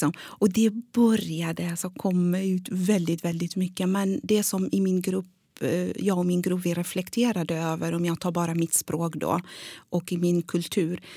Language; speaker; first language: Swedish; non-native, fluent; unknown